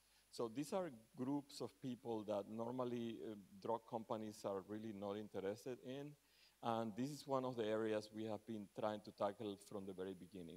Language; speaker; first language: English; non-native, fluent; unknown